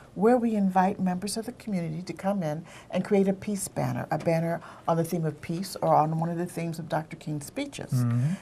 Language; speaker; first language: English; native; English